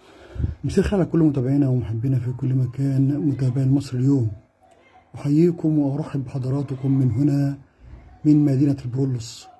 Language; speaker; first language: Arabic; native; Arabic